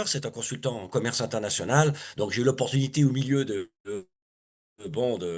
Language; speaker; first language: French; native; French